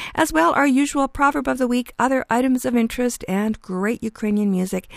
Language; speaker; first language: English; early bilingual, other home language; Ukrainian